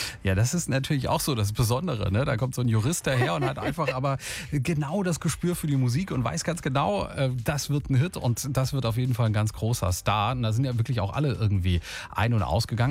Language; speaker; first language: German; native; German